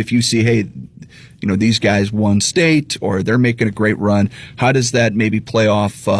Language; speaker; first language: English; native; English